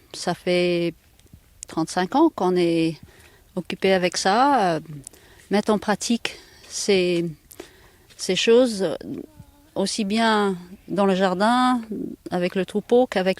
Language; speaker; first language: French; non-native, fluent; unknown